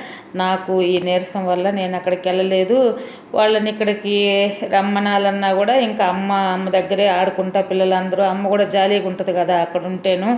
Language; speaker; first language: Telugu; native; Telugu